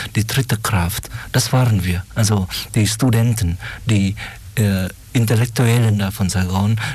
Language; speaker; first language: German; non-native, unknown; Vietnamese